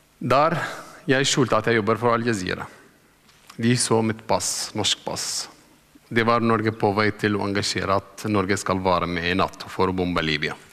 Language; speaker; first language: Norwegian; non-native, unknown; Arabic